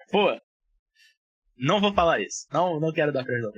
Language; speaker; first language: Portuguese; native; Portuguese